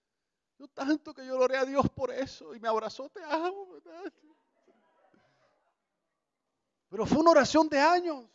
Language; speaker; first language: Spanish; native; Spanish